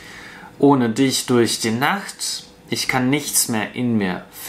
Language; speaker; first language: German; non-native, fluent; Russian